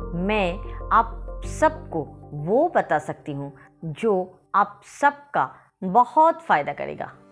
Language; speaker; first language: Hindi; non-native, local second language; Bangla